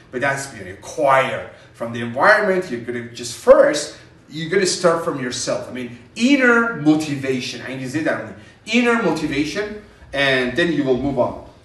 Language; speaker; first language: English; non-native, fluent; Persian